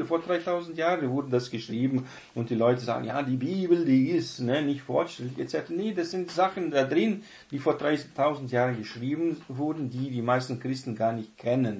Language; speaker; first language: German; non-native, fluent; Portuguese